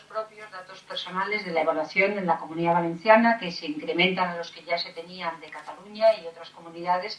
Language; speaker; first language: Spanish; native; Spanish